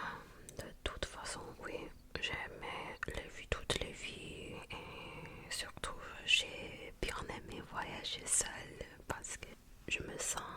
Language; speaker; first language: French; non-native, fluent; Japanese